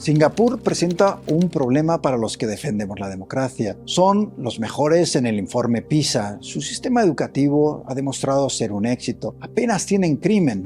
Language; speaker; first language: Spanish; native; Spanish